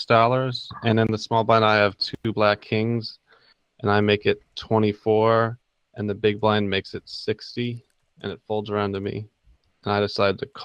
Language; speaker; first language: English; native; English